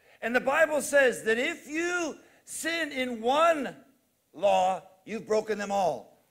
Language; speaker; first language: English; native; English